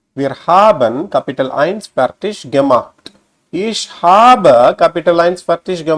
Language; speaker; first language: German; non-native, learner; Tamil